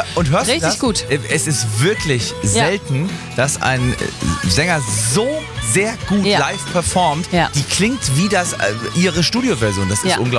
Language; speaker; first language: German; native; German